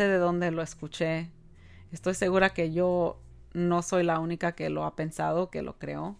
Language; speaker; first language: Spanish; early bilingual, heritage; Spanish